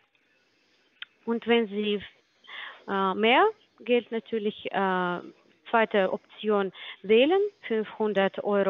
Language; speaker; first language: German; non-native, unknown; Polish